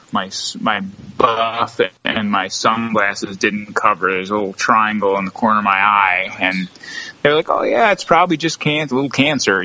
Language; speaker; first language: English; native; English